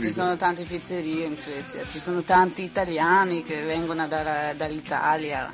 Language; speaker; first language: Italian; non-native, learner; Swedish